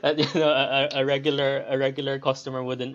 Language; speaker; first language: English; non-native, local second language; Filipino